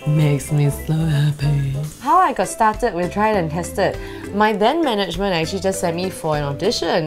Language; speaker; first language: English; native; English